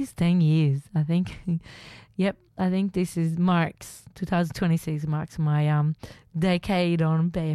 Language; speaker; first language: English; non-native, fluent; Italian